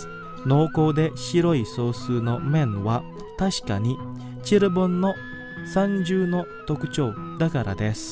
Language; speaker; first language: Japanese; non-native, fluent; Indonesian